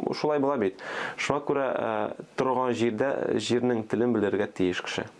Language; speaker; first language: Tatar; early bilingual, other home language; Armenian